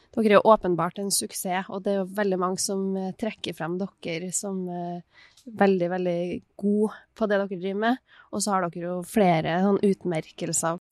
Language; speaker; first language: Norwegian; native; Norwegian